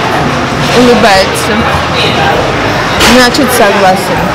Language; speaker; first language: Russian; non-native, fluent; Armenian